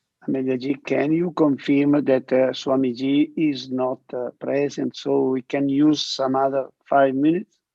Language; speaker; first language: English; non-native, learner; Italian